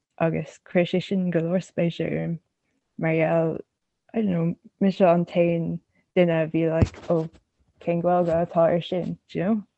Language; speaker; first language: Irish; non-native, local second language; English